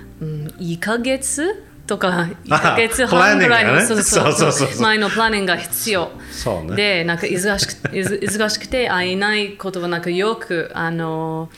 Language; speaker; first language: Japanese; non-native, fluent; English